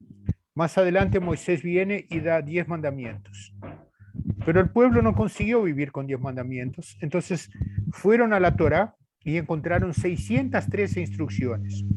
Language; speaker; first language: Spanish; non-native, fluent; Portuguese